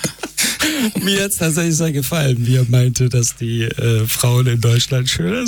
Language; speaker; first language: German; early bilingual, other home language; Persian